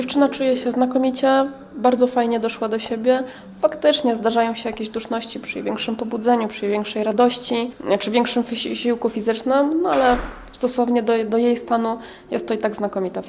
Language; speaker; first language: Polish; native; Polish